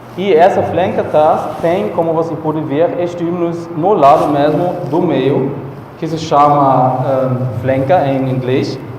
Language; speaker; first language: Portuguese; non-native, fluent; German